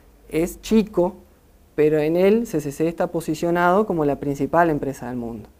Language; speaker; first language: Spanish; native; Spanish